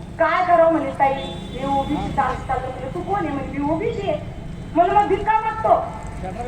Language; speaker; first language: Marathi; native; Marathi